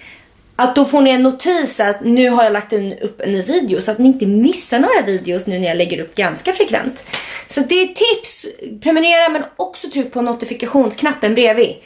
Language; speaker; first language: Swedish; native; Swedish